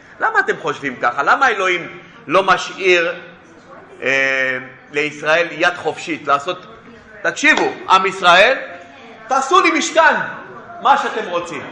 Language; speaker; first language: Hebrew; non-native, fluent; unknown